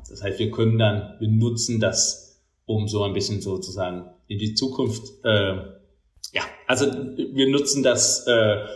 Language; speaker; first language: German; non-native, fluent; Danish